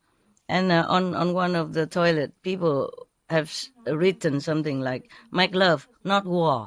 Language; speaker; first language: English; non-native, fluent; Vietnamese